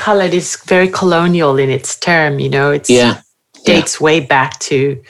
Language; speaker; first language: English; native; English